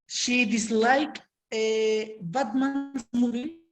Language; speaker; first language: English; non-native, learner; Spanish